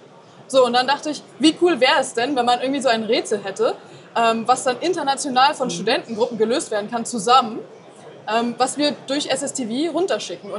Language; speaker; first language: German; native; German